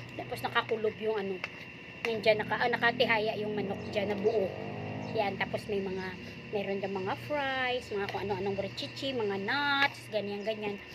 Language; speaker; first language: Filipino; non-native, local second language; Hiligaynon